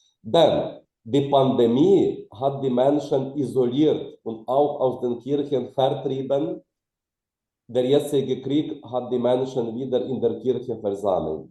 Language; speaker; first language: German; non-native, fluent; Ukrainian